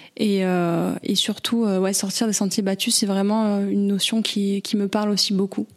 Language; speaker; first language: French; native; French